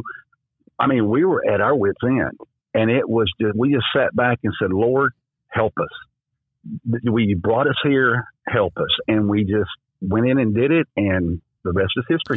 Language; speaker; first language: English; native; English